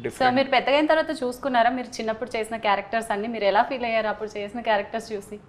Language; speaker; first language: Telugu; native; Telugu